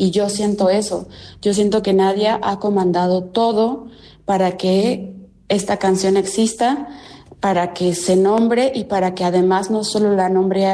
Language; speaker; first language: Spanish; native; Spanish